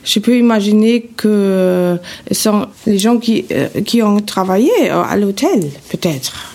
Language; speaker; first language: French; non-native, fluent; German